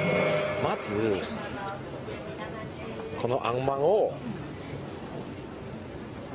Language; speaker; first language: Japanese; non-native, fluent; Chinese